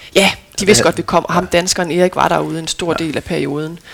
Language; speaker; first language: Danish; native; Danish